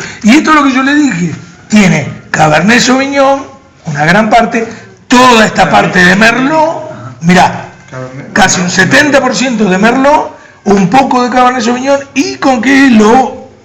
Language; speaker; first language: Spanish; native; Spanish